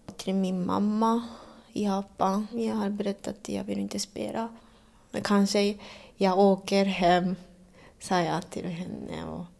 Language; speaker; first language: Swedish; non-native, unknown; Japanese